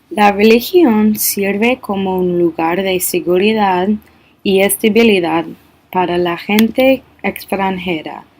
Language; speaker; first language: Spanish; non-native, learner; English